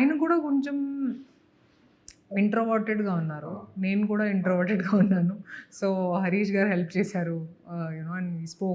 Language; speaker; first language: Telugu; non-native, fluent; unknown